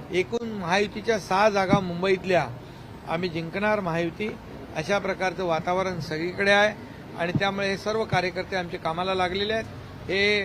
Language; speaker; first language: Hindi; non-native, local second language; Marathi